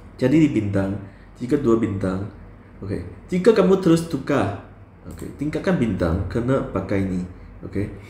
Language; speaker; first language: Malay; non-native, local second language; Chinese